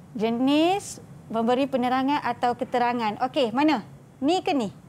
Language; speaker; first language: Malay; native; Malay